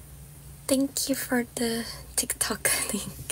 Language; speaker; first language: English; non-native, fluent; Georgian